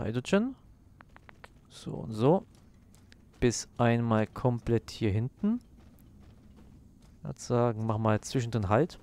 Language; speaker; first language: German; native; German